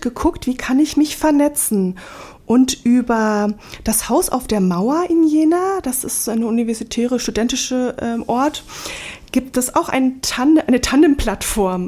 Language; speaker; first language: German; native; German